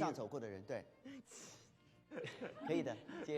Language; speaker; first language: Chinese; native; Chinese